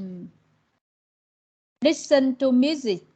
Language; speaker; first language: English; non-native, learner; Vietnamese